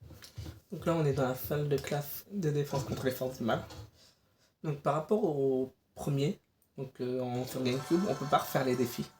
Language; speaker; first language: French; native; French